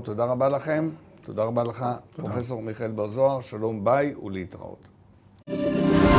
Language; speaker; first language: Hebrew; native; Hebrew